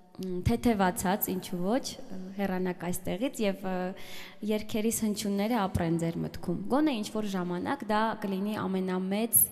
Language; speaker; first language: Armenian; early bilingual, heritage; Armenian